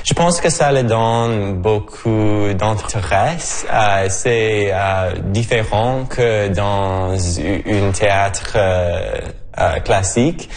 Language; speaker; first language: French; non-native, local second language; English